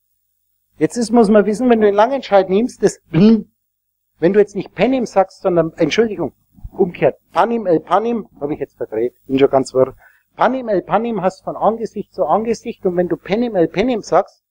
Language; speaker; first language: German; native; German